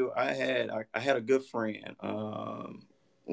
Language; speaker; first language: English; native; English